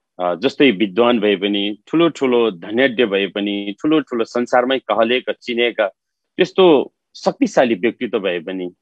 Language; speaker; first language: Nepali; non-native, local second language; Eastern Tamang